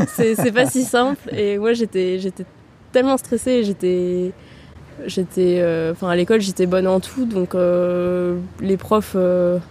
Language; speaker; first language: French; early bilingual, heritage; German